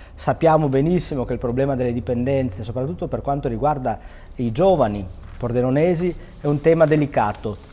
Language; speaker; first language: Italian; native; Italian